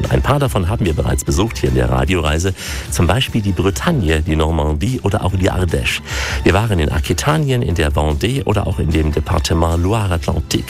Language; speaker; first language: German; native; German